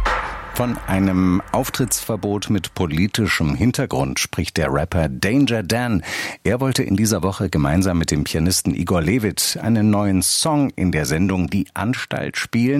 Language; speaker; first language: German; native; German